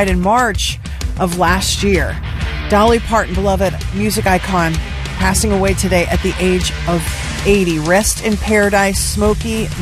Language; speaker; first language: English; native; English